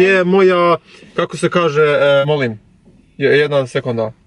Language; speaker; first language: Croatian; non-native, learner; Albanian